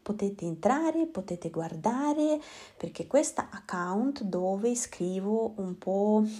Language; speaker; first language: Italian; non-native, learner; Russian